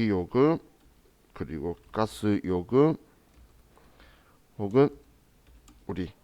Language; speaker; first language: Korean; native; Korean